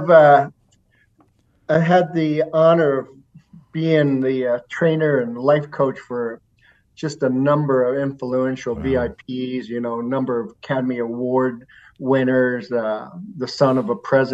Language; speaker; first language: English; native; English